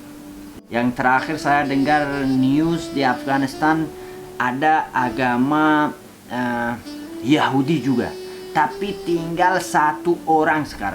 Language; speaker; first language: Indonesian; non-native, fluent; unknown